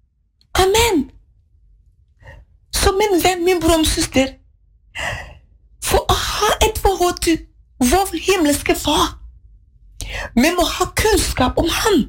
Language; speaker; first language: Norwegian; non-native, fluent; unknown